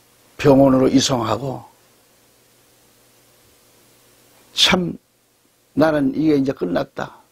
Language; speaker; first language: Korean; native; Korean